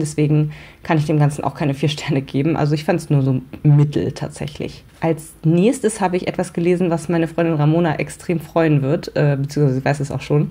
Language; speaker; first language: German; native; German